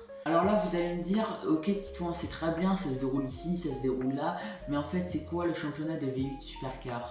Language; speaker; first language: French; native; French